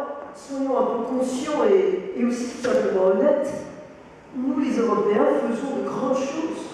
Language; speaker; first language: French; native; French